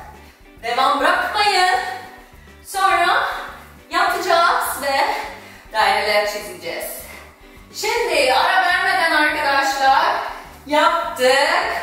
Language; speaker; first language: Turkish; non-native, fluent; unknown